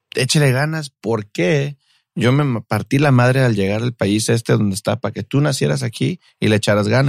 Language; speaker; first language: Spanish; early bilingual, heritage; Spanish